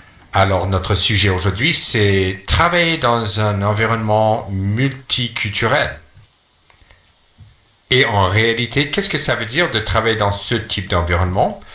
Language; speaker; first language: French; non-native, fluent; English